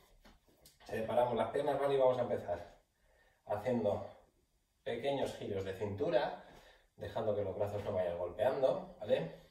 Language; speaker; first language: Spanish; native; Spanish